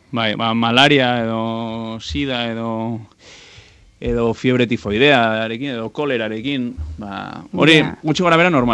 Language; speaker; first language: Basque; non-native, local second language; Spanish